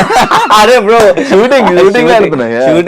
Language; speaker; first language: Telugu; non-native, learner; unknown